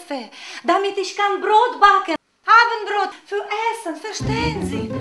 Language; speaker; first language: German; non-native, learner; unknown